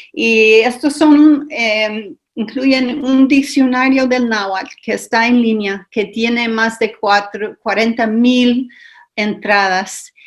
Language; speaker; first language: Spanish; non-native, fluent; English